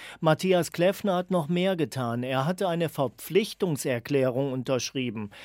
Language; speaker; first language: German; native; German